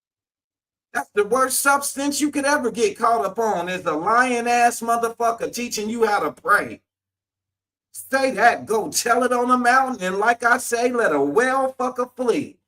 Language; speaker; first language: English; native; English